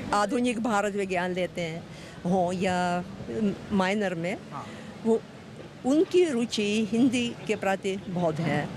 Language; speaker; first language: Hindi; non-native, fluent; Russian